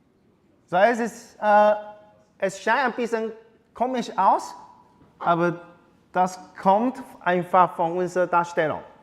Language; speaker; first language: German; non-native, learner; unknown